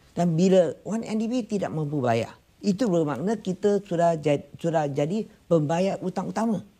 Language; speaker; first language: Malay; non-native, local second language; Chinese